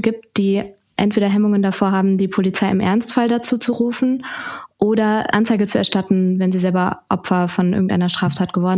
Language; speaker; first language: German; native; German